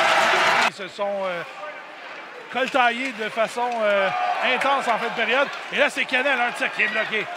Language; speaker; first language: French; native; French